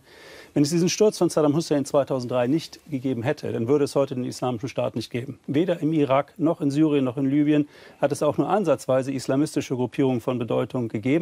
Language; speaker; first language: German; native; German